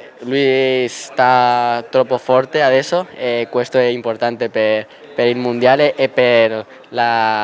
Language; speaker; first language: Italian; non-native, learner; Spanish